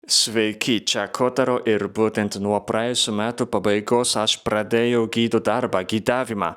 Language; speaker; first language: Lithuanian; non-native, fluent; Japanese